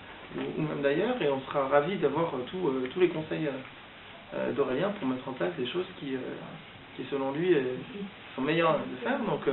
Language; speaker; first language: French; native; French